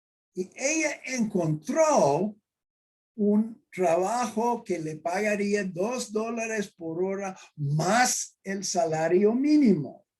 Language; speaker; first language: Spanish; non-native, fluent; English